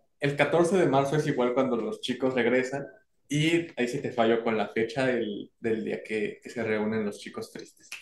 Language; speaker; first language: Spanish; native; Spanish